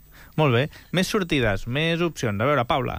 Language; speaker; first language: Catalan; native; Catalan